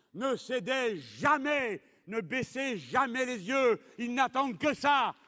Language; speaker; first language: French; native; French